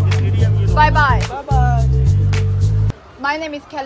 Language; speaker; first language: English; non-native, learner; Korean